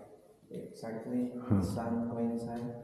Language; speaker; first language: English; non-native, learner; Spanish